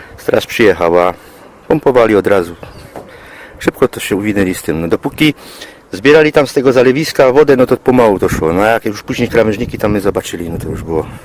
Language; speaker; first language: Polish; native; Polish